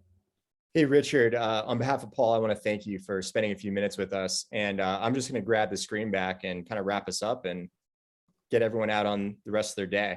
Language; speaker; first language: English; native; English